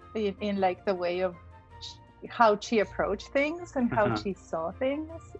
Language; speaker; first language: English; non-native, fluent; Spanish